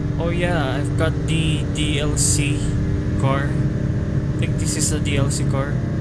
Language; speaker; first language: English; non-native, local second language; Filipino